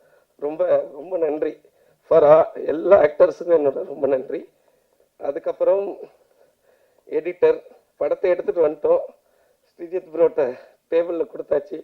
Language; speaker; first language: Tamil; native; Tamil